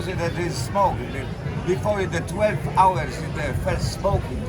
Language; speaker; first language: English; non-native, learner; Polish